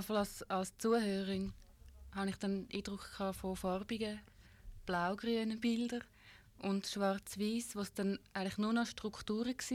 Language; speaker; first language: German; native; German